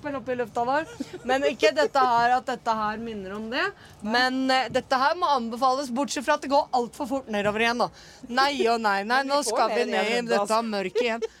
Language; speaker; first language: Norwegian; native; Norwegian